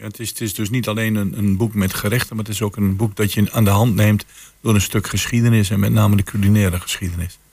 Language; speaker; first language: Dutch; native; Dutch